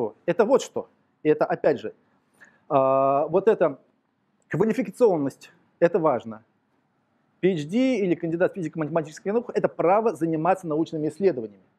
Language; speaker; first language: Russian; native; Russian